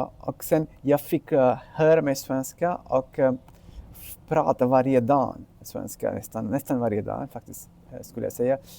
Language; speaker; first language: Swedish; non-native, learner; Sinhala